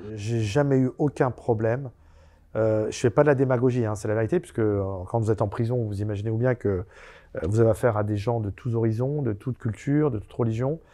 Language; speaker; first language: French; native; French